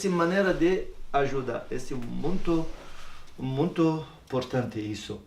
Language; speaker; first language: Portuguese; non-native, learner; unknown